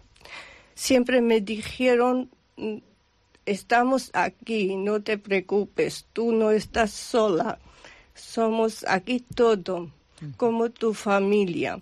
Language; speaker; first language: Spanish; non-native, learner; Georgian